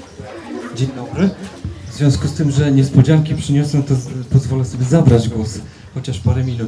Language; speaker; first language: Polish; native; Polish